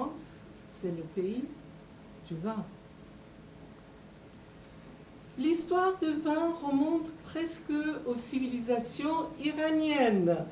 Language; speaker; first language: French; non-native, fluent; Persian